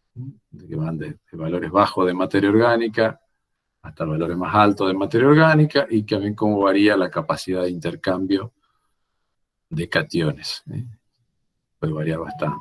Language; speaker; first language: Spanish; native; Spanish